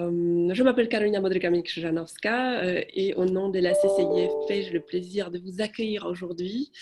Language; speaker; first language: French; non-native, fluent; Polish